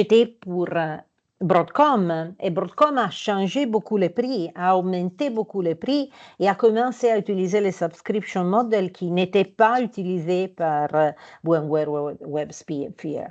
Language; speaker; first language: French; non-native, fluent; Italian